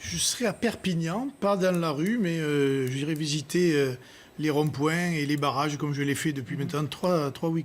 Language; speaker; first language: French; native; French